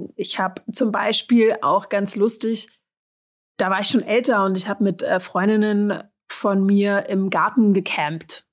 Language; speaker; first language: German; native; German